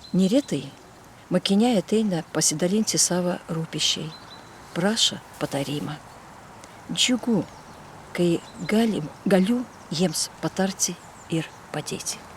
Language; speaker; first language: Lithuanian; non-native, fluent; Russian